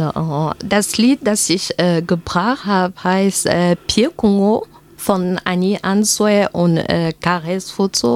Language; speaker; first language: German; non-native, fluent; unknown